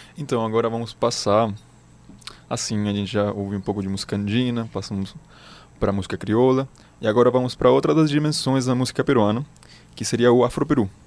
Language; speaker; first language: Portuguese; non-native, fluent; Spanish